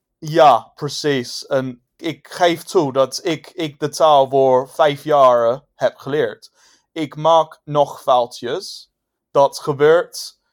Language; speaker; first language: Dutch; non-native, fluent; English